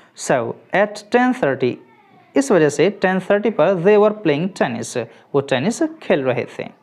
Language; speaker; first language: Hindi; native; Hindi